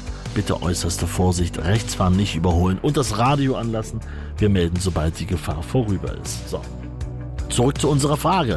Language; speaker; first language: German; native; German